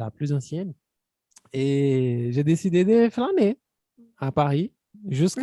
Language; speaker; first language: French; non-native, fluent; Portuguese